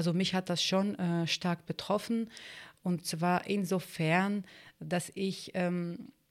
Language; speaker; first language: German; non-native, fluent; Turkish